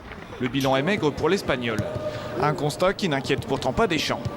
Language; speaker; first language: French; native; French